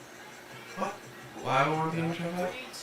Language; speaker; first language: English; native; English